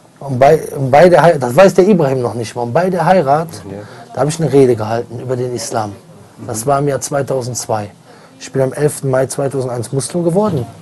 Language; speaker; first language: German; native; German